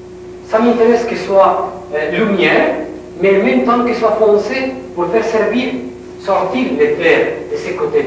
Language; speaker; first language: French; non-native, learner; Spanish